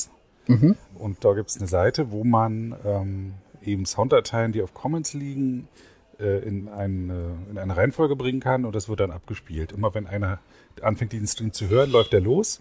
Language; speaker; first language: German; native; German